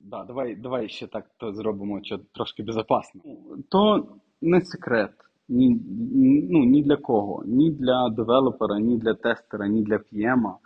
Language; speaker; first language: Ukrainian; non-native, local second language; Russian